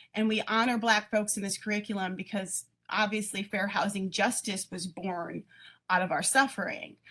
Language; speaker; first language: English; native; English